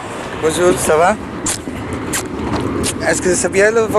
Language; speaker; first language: French; non-native, learner; Turkish